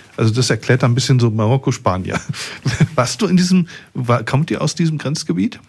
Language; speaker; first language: German; native; German